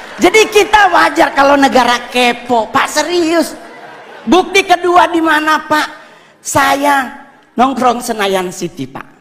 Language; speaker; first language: Indonesian; native; Indonesian